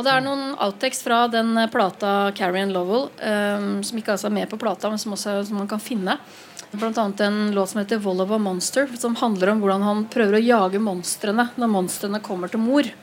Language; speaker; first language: Norwegian; native; Norwegian